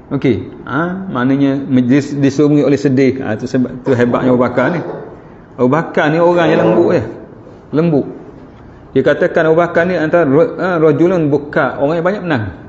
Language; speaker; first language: Malay; native; Malay